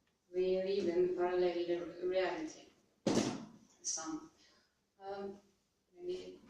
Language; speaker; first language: English; non-native, learner; Russian